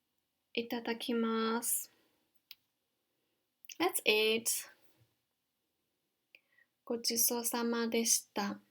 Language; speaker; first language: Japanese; non-native, fluent; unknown